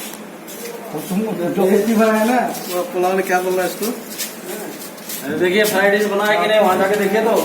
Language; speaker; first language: Hindi; non-native, local second language; Bangla